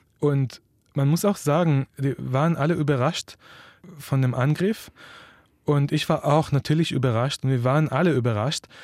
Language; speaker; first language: German; non-native, fluent; Hebrew